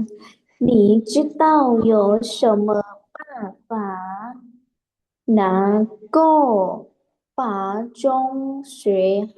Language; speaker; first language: Chinese; non-native, learner; Lao